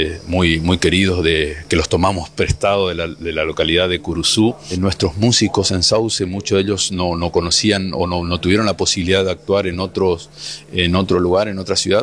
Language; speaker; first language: Spanish; native; Spanish